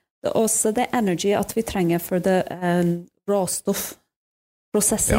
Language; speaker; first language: Norwegian; non-native, fluent; English